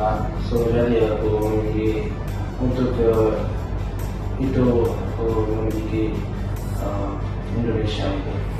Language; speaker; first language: Indonesian; non-native, learner; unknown